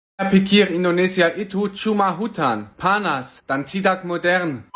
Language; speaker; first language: Indonesian; non-native, fluent; German